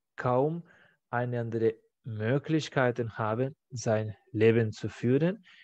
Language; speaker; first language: German; non-native, fluent; Spanish